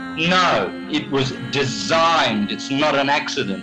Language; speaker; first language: English; native; English